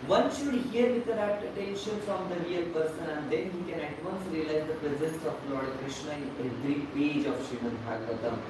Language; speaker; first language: English; non-native, local second language; Hindi